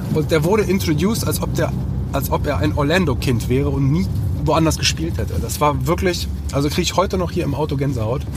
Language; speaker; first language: German; early bilingual, other home language; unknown